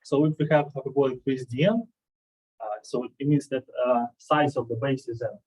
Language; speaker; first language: English; non-native, fluent; Russian